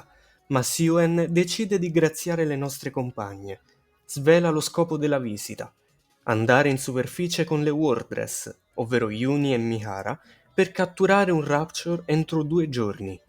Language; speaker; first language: Italian; native; Italian